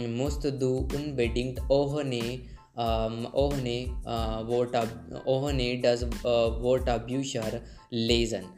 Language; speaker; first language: German; non-native, learner; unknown